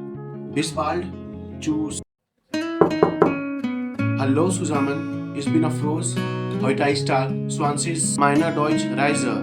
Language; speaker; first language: German; non-native, learner; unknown